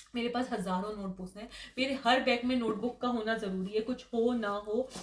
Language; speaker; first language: Urdu; native; Urdu